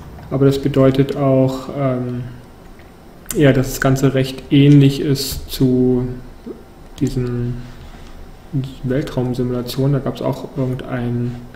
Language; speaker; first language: German; native; German